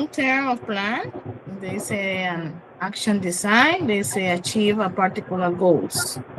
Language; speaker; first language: English; non-native, learner; Spanish